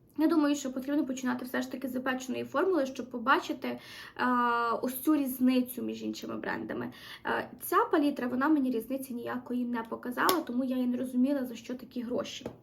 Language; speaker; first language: Ukrainian; non-native, local second language; Russian